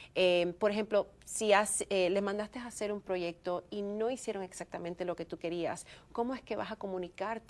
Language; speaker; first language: Spanish; early bilingual, heritage; Spanish